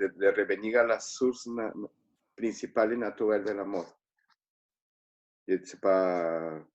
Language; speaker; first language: French; non-native, fluent; Spanish